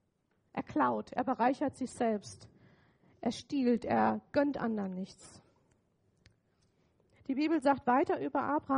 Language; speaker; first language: German; native; German